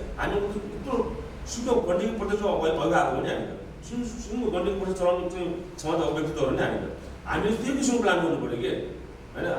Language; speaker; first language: Nepali; native; Nepali